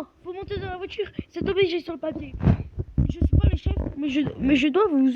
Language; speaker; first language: French; native; French